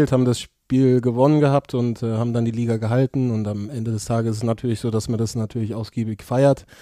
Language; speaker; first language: German; native; German